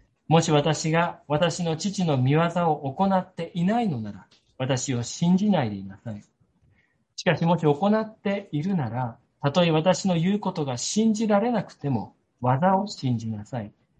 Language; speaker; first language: Japanese; native; Japanese